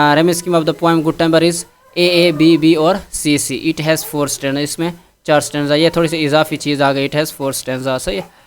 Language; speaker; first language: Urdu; non-native, local second language; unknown